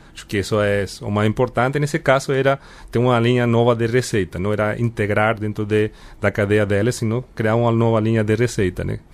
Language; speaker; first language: Portuguese; non-native, fluent; Spanish